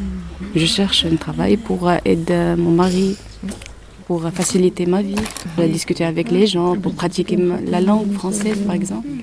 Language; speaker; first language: French; non-native, learner; Arabic